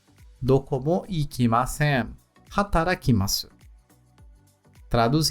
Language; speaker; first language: Japanese; non-native, learner; Portuguese